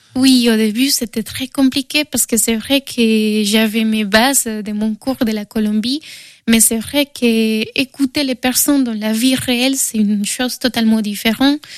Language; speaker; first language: French; non-native, fluent; Spanish